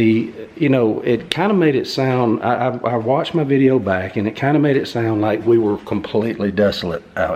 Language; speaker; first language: English; native; English